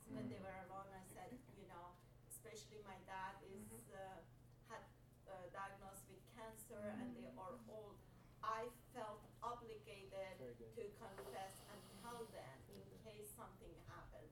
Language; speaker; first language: English; non-native, fluent; Persian